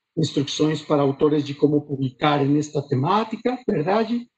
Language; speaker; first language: Portuguese; non-native, learner; Spanish